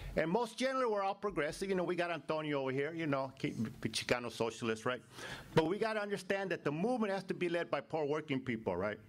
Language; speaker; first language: English; native; English